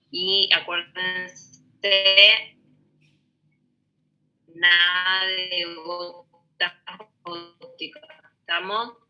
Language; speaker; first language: Spanish; native; Spanish